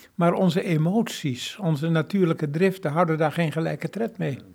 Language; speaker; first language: Dutch; native; Dutch